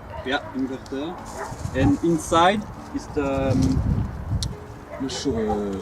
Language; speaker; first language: English; non-native, learner; French